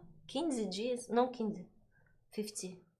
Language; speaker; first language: Portuguese; non-native, learner; Russian